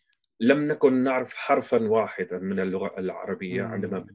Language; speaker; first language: Arabic; non-native, fluent; German